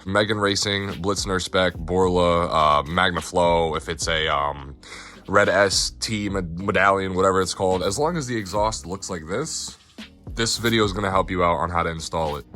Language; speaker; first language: English; native; English